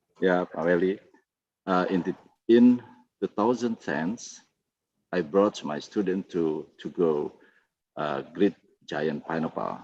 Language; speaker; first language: English; non-native, fluent; Indonesian